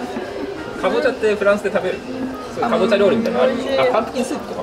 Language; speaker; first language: Japanese; native; Japanese